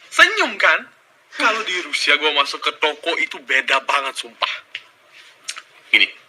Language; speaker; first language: Indonesian; early bilingual, other home language; Russian